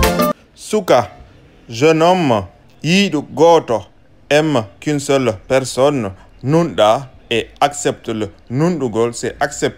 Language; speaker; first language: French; non-native, local second language; Fula